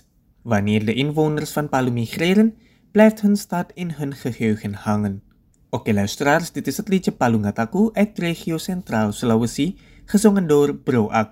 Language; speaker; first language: Dutch; non-native, fluent; Indonesian